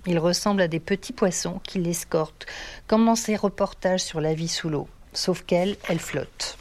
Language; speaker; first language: French; native; French